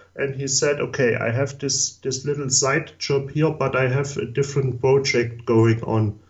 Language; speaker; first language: English; non-native, learner; German